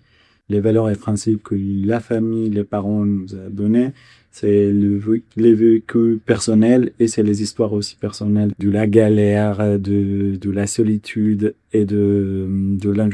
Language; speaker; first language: French; non-native, fluent; Kurdish